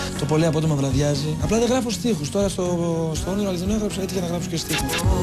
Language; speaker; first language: Greek; early bilingual, heritage; Greek